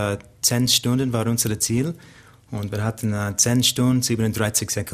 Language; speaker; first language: German; non-native, learner; English